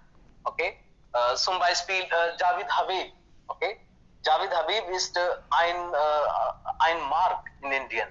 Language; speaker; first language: German; non-native, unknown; Hindi